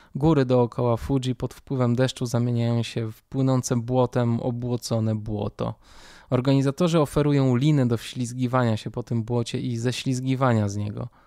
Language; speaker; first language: Polish; native; Polish